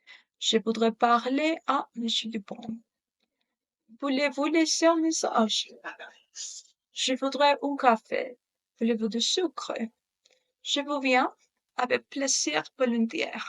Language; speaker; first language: French; non-native, learner; Spanish